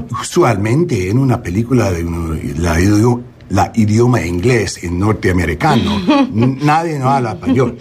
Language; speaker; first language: Spanish; non-native, learner; English